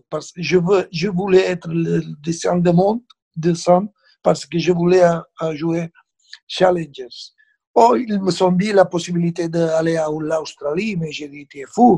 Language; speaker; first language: French; non-native, fluent; Spanish